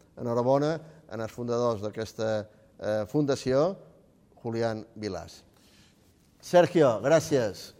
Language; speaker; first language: Catalan; native; Catalan